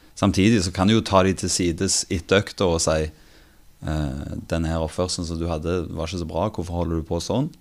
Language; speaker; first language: Norwegian; native; Norwegian